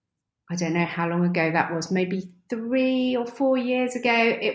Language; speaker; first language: English; native; English